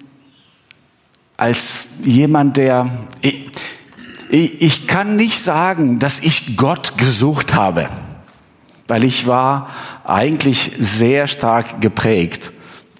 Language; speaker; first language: German; non-native, fluent; Albanian